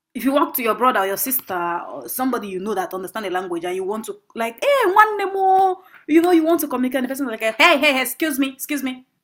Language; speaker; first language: English; non-native, local second language; Igbo